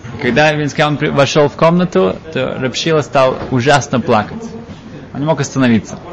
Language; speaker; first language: Russian; early bilingual, heritage; Russian